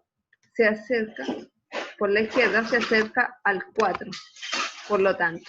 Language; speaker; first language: Spanish; native; Spanish